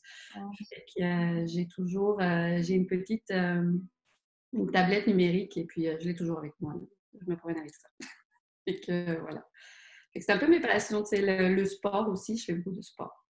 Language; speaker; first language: French; native; French